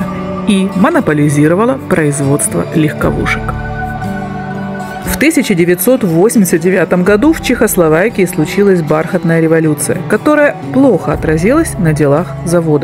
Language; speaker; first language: Russian; native; Russian